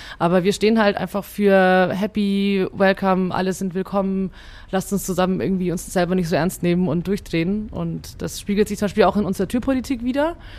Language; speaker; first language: German; early bilingual, other home language; Hungarian